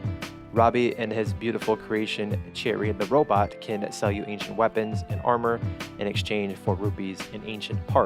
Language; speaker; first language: English; native; English